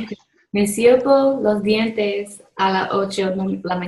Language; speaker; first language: Spanish; non-native, learner; English